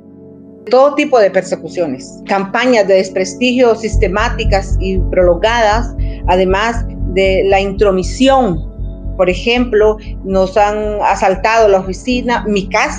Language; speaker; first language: Spanish; native; Spanish